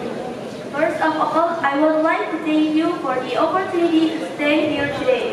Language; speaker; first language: English; non-native, learner; Indonesian